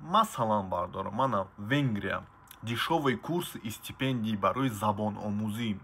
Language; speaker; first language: Russian; non-native, local second language; Tajik